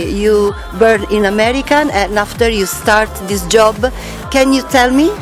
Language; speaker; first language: English; non-native, learner; Italian